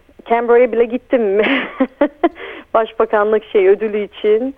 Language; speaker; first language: Turkish; early bilingual, heritage; Turkish